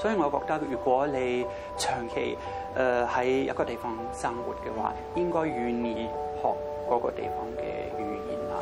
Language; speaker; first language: Cantonese; non-native, fluent; German